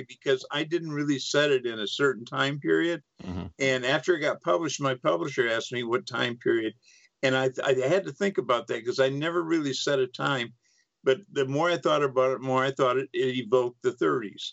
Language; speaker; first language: English; native; English